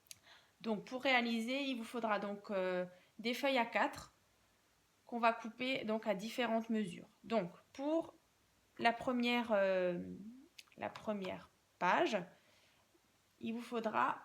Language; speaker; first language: French; native; French